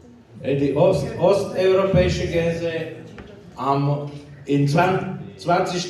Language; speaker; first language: German; non-native, learner; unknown